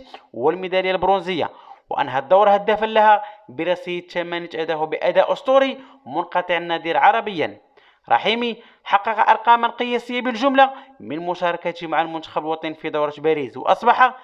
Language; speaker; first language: Arabic; native; Arabic